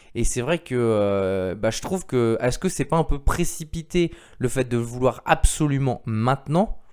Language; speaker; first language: French; native; French